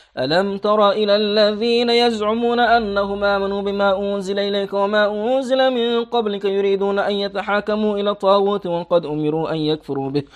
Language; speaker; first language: Arabic; non-native, fluent; Persian